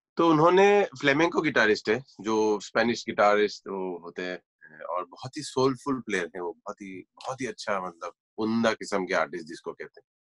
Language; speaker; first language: Hindi; non-native, local second language; Assamese